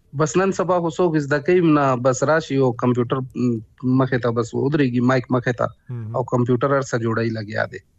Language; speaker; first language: Pashto; non-native, local second language; Punjabi